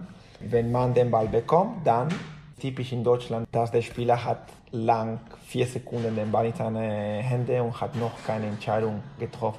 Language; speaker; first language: German; non-native, fluent; Spanish